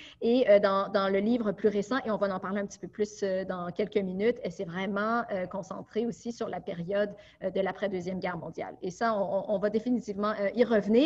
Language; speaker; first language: French; native; French